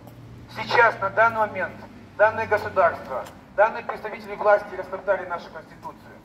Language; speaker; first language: Russian; non-native, local second language; Romanian